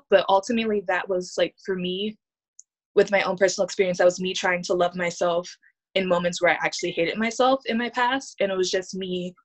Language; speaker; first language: English; native; English